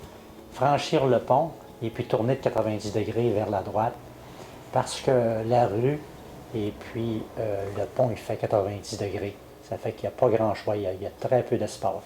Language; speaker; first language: French; native; French